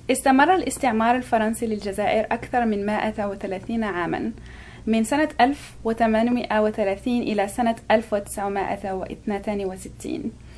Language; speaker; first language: Arabic; native; Arabic